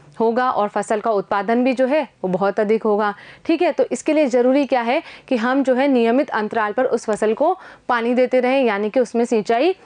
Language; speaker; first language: Hindi; native; Hindi